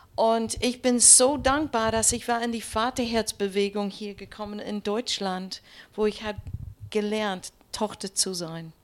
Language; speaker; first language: German; non-native, learner; English